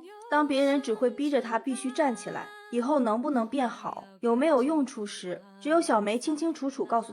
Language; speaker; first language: Chinese; native; Chinese